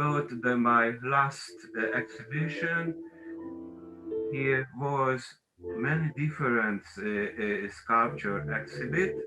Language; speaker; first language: English; non-native, learner; Hungarian